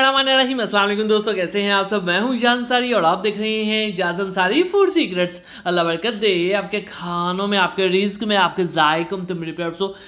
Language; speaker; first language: Urdu; native; Urdu